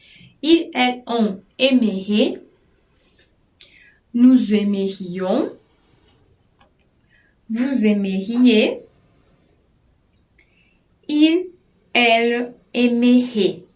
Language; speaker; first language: French; non-native, fluent; Portuguese